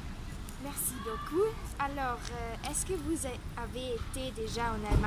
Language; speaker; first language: French; non-native, learner; German